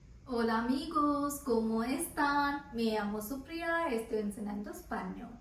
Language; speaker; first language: Spanish; non-native, fluent; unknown